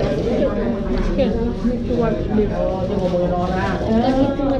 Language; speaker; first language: English; non-native, learner; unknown